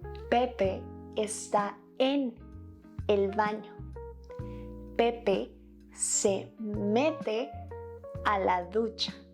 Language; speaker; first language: Spanish; native; Spanish